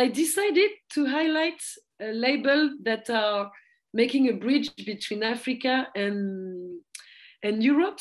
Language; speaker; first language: English; non-native, fluent; French